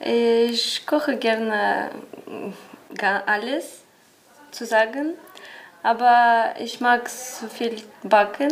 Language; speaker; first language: German; non-native, learner; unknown